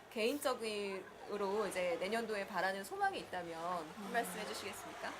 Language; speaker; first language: Korean; native; Korean